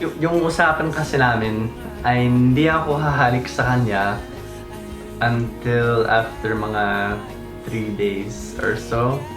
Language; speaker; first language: Filipino; non-native, fluent; English